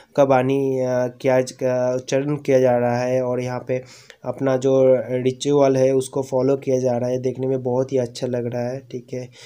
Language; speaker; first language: Hindi; non-native, local second language; Bangla